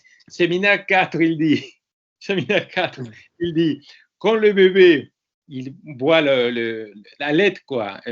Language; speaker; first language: French; non-native, fluent; Spanish